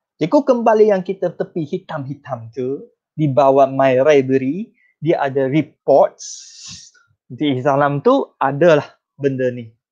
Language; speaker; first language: Malay; non-native, local second language; Chinese